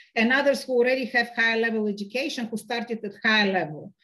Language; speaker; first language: English; non-native, fluent; Bulgarian